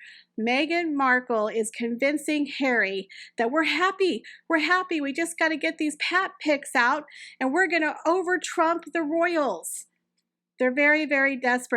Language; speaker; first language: English; native; English